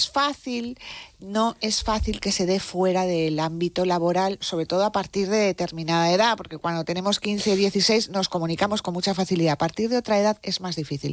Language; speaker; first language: Spanish; native; Spanish